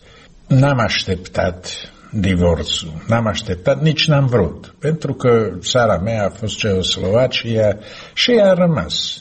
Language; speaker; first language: Romanian; non-native, learner; Slovak